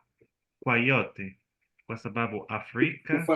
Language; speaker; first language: Swahili; non-native, learner; Spanish